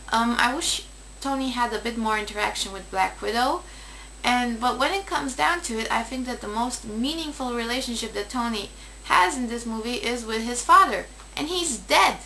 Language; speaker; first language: English; native; English